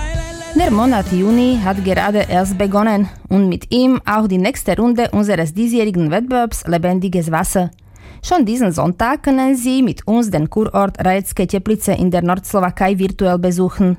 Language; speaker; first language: German; non-native, fluent; Slovak